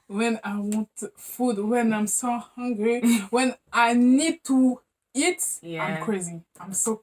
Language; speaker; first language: English; non-native, learner; French